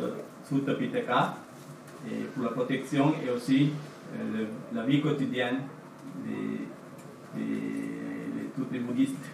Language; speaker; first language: French; non-native, fluent; Sinhala